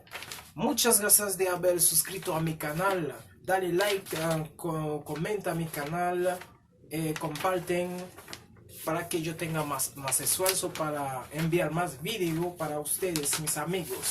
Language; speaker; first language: Spanish; non-native, learner; Haitian Creole